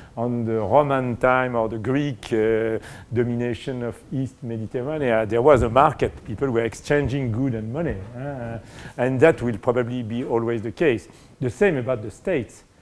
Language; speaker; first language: English; non-native, fluent; French